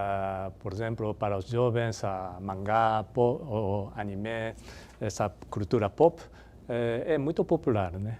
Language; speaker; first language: Portuguese; non-native, fluent; Japanese